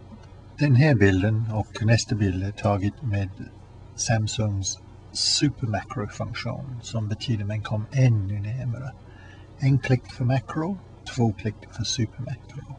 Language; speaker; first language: Swedish; non-native, learner; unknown